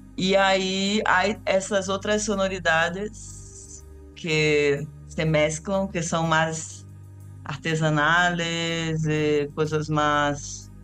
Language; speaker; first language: Spanish; non-native, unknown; Portuguese